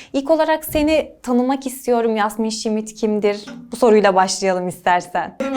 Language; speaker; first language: Turkish; native; Turkish